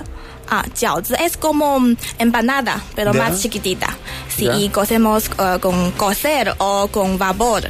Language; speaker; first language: Spanish; non-native, learner; Chinese